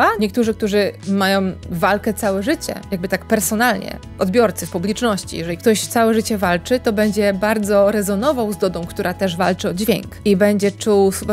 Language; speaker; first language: Polish; native; Polish